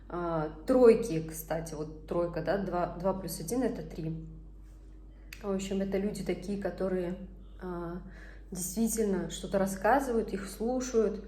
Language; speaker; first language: Russian; native; Russian